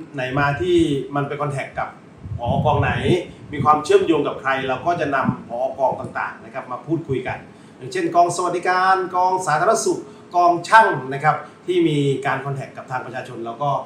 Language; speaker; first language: Thai; native; Thai